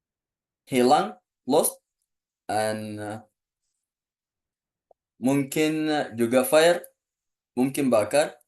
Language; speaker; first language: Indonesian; non-native, learner; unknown